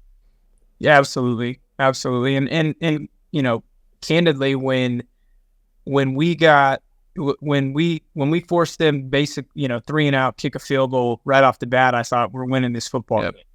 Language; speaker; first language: English; native; English